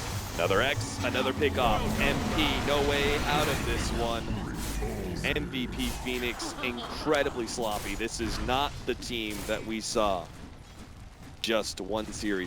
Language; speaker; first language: English; native; English